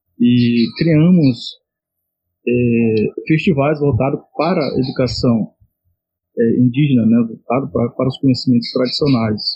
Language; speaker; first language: Portuguese; non-native, local second language; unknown